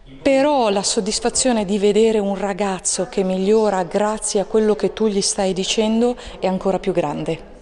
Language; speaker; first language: Italian; native; Italian